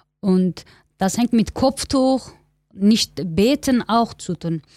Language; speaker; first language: German; non-native, learner; Kurdish